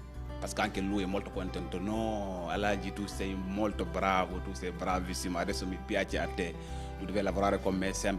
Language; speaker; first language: Italian; non-native, learner; Wolof